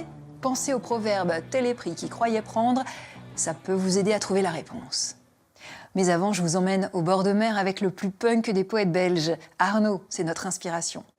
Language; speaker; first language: French; native; French